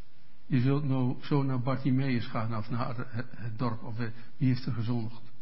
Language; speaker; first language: Dutch; native; Dutch